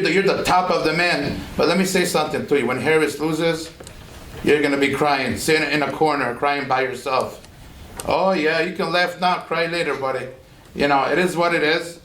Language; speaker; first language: English; non-native, fluent; Arabic